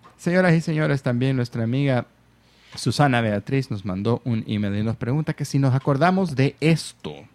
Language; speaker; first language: Spanish; native; Spanish